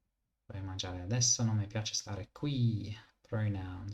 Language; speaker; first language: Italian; non-native, learner; English